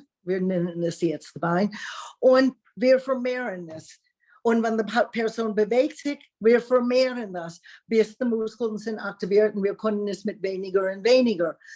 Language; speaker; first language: German; non-native, learner; English